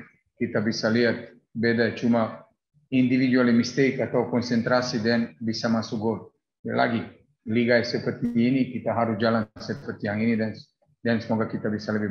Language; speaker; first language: Indonesian; non-native, learner; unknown